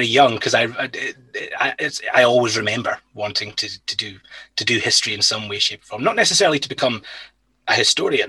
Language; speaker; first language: English; native; English